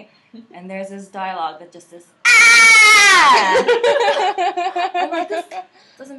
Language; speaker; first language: English; native; English